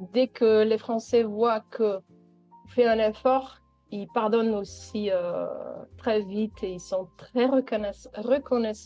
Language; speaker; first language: French; non-native, local second language; Dutch